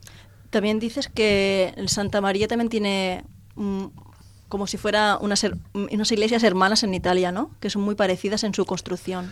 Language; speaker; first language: Spanish; native; Spanish